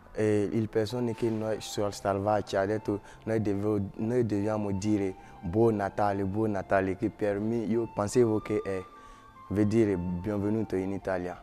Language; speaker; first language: Italian; non-native, learner; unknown